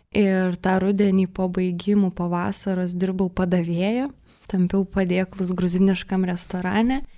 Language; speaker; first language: Lithuanian; early bilingual, heritage; Russian